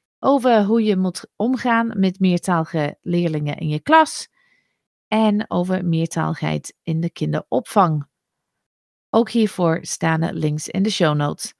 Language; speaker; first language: Dutch; non-native, fluent; English